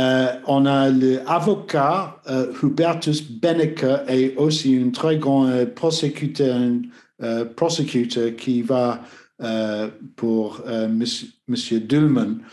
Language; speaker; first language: French; non-native, learner; English